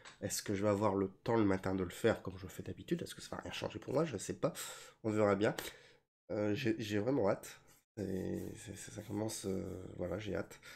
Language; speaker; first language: French; native; French